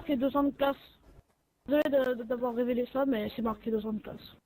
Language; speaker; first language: French; native; French